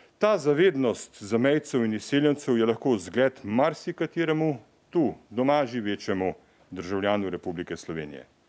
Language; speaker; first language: Slovenian; native; Slovenian